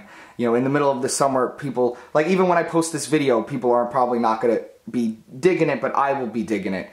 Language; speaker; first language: English; native; English